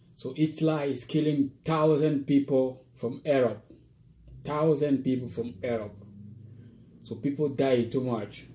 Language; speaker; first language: English; non-native, learner; Lingala